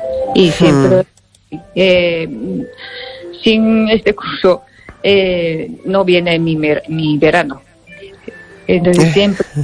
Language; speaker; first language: Spanish; non-native, fluent; Japanese